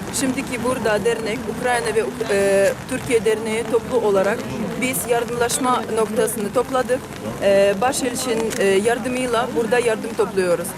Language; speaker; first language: Turkish; non-native, fluent; Ukrainian